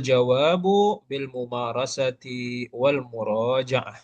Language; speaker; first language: Arabic; non-native, fluent; Malay